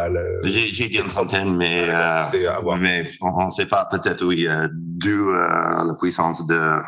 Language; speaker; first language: French; non-native, fluent; English